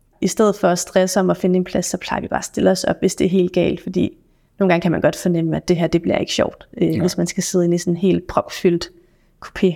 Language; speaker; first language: Danish; native; Danish